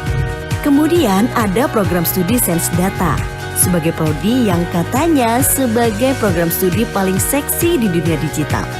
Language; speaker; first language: Indonesian; native; Indonesian